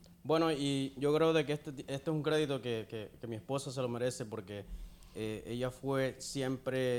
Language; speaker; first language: Spanish; native; Spanish